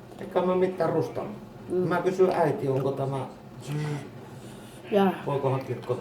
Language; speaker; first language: Finnish; non-native, learner; Thai